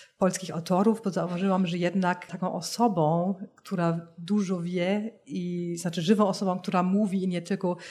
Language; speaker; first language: Polish; non-native, fluent; German